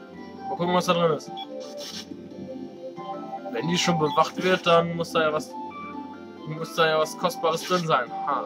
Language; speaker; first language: German; native; German